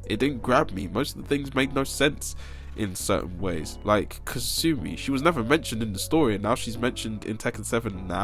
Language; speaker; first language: English; native; English